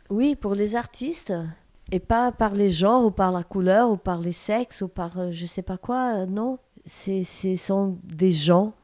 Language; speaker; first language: French; non-native, fluent; Portuguese